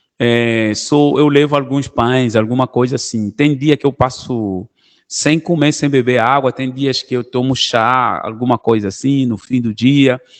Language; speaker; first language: Portuguese; non-native, local second language; Kongo